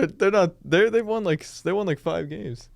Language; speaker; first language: English; native; English